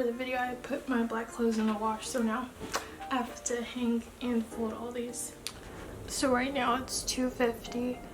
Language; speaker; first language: English; native; English